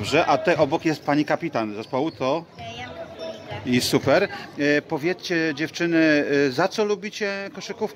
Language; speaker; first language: Polish; native; Polish